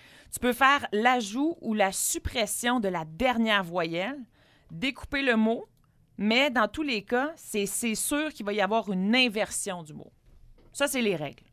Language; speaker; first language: French; native; French